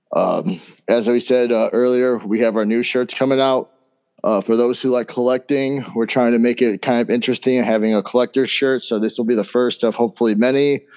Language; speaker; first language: English; native; English